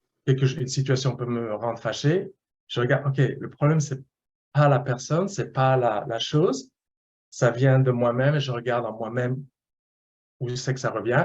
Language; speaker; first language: French; non-native, fluent; English